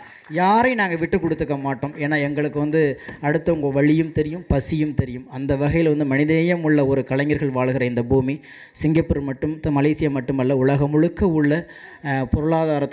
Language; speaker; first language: Tamil; native; Tamil